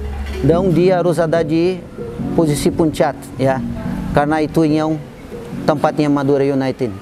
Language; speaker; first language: Indonesian; non-native, fluent; Portuguese